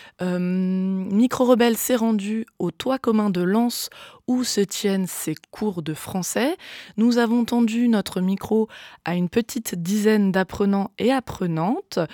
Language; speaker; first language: French; native; French